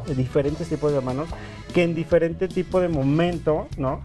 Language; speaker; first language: Spanish; non-native, local second language; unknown